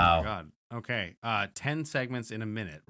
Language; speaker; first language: English; native; English